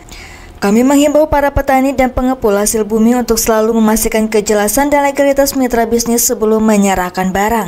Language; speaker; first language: Indonesian; native; Indonesian